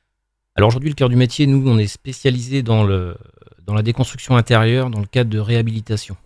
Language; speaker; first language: French; native; French